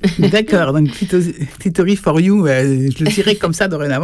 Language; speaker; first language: French; native; French